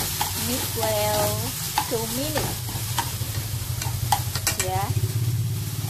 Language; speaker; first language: English; non-native, learner; Vietnamese